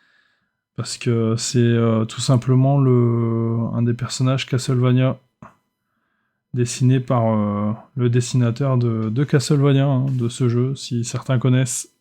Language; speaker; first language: French; native; French